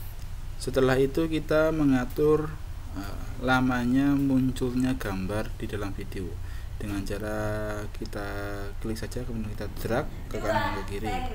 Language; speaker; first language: Indonesian; native; Indonesian